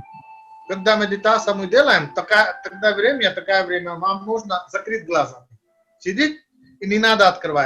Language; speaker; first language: Russian; non-native, learner; Hindi